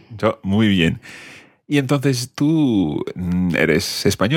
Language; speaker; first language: Spanish; non-native, fluent; English